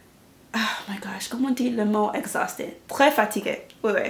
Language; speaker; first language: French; non-native, learner; English